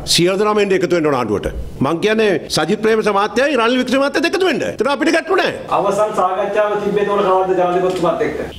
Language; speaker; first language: Sinhala; non-native, local second language; Tamil